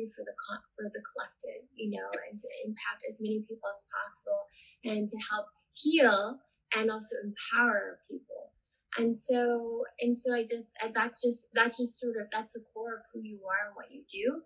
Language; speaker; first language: English; native; English